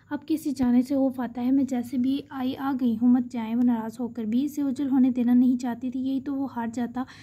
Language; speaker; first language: Urdu; native; Urdu